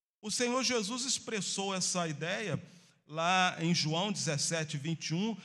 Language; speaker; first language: Portuguese; native; Portuguese